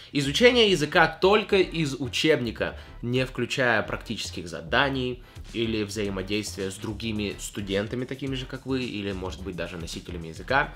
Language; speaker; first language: Russian; early bilingual, heritage; Russian